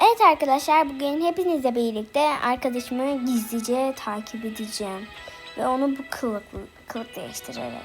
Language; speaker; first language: Turkish; native; Turkish